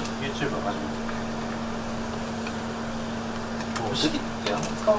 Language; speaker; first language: Japanese; native; Japanese